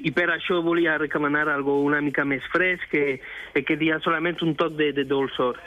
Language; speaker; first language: Catalan; non-native, fluent; French